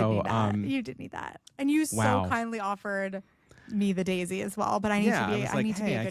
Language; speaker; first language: English; native; English